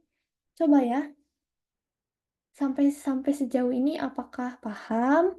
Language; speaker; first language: Indonesian; native; Indonesian